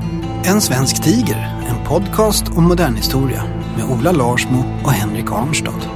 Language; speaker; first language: Swedish; native; Swedish